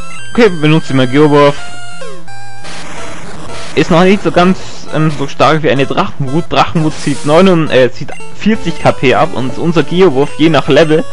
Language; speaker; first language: German; native; German